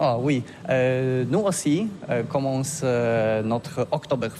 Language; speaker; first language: French; non-native, learner; Polish